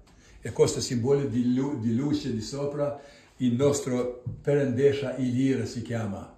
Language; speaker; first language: Italian; non-native, learner; Albanian